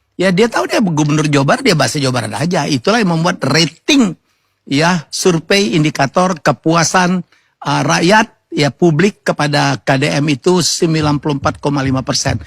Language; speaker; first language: Indonesian; native; Indonesian